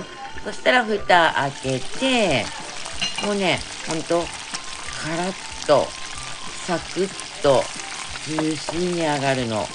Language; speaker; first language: Japanese; native; Japanese